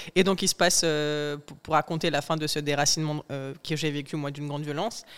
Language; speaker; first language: French; native; French